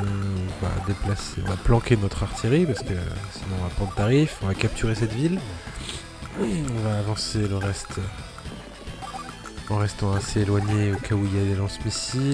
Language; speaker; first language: French; native; French